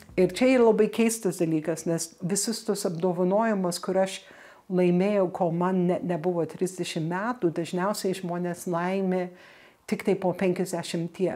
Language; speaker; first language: Lithuanian; early bilingual, heritage; Lithuanian